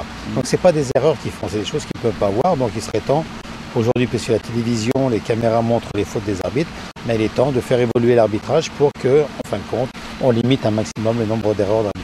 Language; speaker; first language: French; native; French